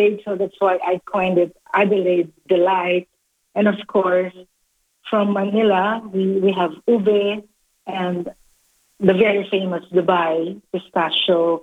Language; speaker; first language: English; non-native, local second language; Filipino